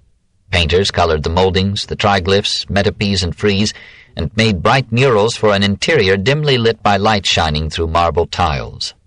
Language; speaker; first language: English; native; English